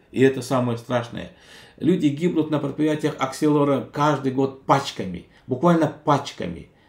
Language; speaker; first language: Russian; non-native, local second language; Kazakh